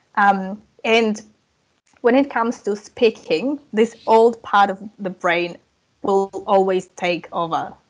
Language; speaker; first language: English; non-native, fluent; Russian